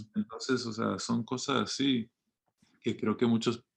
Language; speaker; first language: Spanish; early bilingual, heritage; Spanish